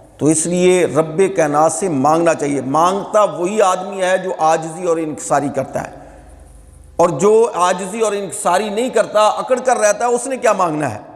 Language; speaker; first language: Urdu; non-native, local second language; Punjabi